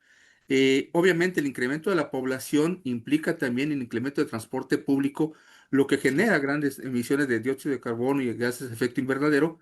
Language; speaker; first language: Spanish; native; Spanish